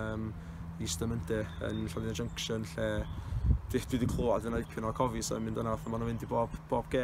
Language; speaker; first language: Welsh; native; Welsh